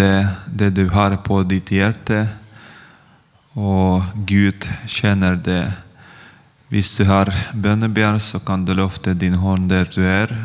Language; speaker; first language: Norwegian; non-native, fluent; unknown